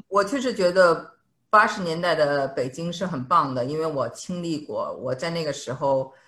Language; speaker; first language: Chinese; native; Chinese